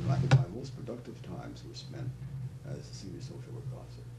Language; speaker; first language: English; native; English